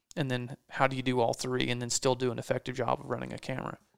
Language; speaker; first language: English; native; English